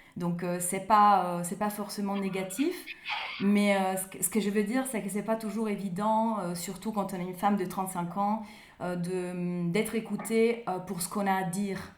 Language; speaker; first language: French; non-native, fluent; Italian